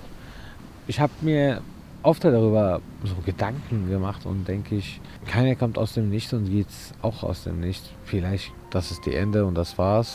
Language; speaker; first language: German; non-native, fluent; Arabic